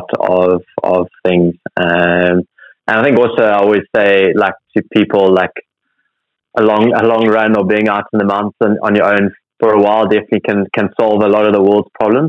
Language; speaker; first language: English; native; English